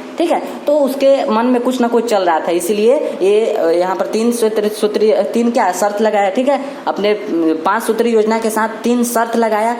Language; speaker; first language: Hindi; native; Hindi